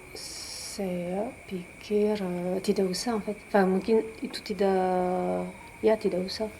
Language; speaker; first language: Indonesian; non-native, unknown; French